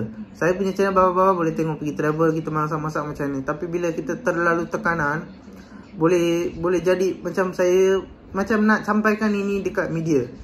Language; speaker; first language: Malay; non-native, local second language; Tamil